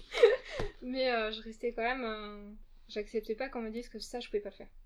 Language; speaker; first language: French; early bilingual, other home language; Portuguese